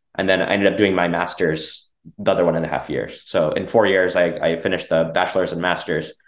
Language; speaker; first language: English; native; English